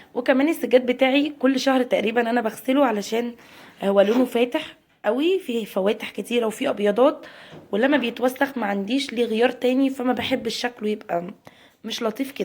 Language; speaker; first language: Arabic; native; Arabic